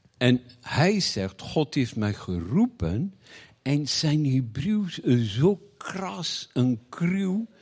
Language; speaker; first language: Dutch; non-native, fluent; Afrikaans